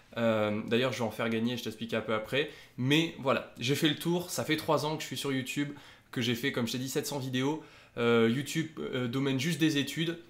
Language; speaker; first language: French; native; French